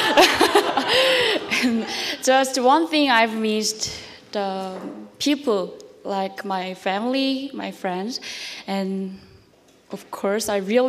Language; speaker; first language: English; non-native, learner; Korean